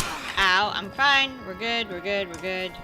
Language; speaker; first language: English; native; English